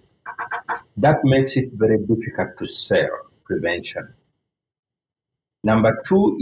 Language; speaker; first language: English; non-native, local second language; Ganda